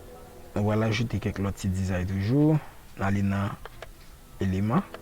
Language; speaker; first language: French; non-native, local second language; Haitian Creole